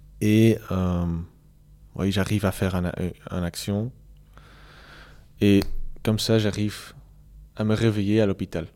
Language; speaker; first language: French; non-native, local second language; Dutch